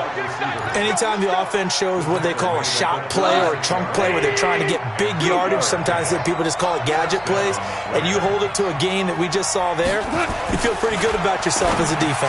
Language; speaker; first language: English; native; English